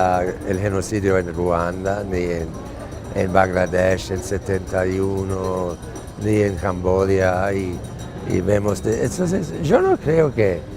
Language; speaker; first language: Spanish; non-native, fluent; English